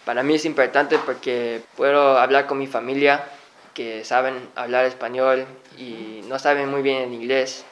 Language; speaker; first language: Spanish; early bilingual, heritage; Spanish